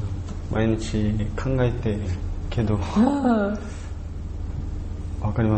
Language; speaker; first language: Japanese; non-native, learner; Korean